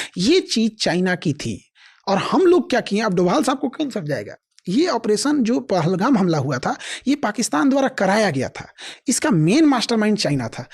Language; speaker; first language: Hindi; native; Hindi